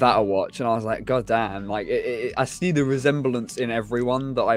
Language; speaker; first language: English; native; English